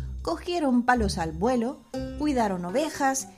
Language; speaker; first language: Spanish; native; Spanish